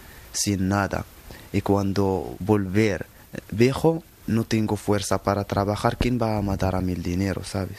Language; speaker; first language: Spanish; non-native, learner; Arabic